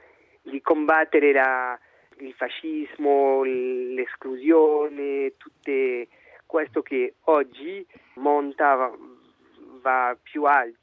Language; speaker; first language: Italian; non-native, learner; French